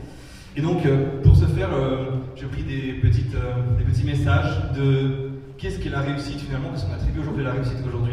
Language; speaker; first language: French; native; French